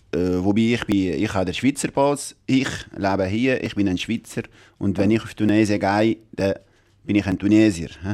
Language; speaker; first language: German; non-native, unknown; Arabic